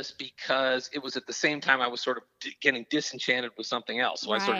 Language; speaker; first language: English; native; English